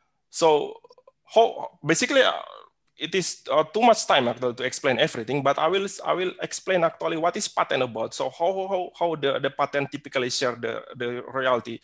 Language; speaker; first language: English; non-native, fluent; Indonesian